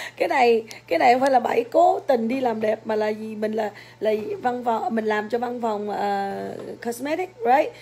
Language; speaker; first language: Vietnamese; early bilingual, other home language; English